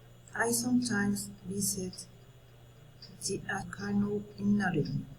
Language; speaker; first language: English; non-native, learner; Spanish